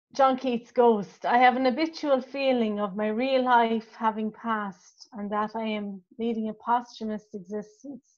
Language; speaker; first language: English; native; English